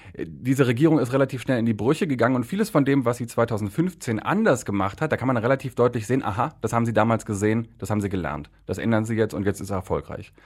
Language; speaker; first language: German; native; German